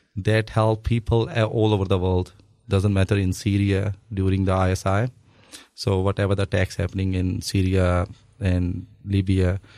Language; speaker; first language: English; non-native, local second language; Punjabi